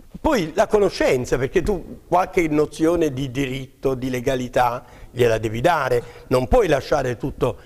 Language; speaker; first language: Italian; native; Italian